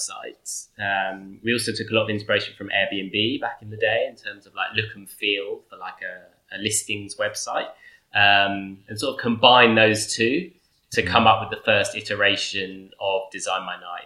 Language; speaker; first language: English; native; English